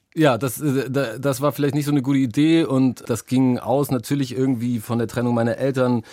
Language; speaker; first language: German; native; German